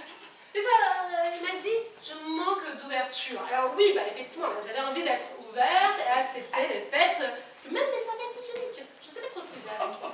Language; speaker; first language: French; native; French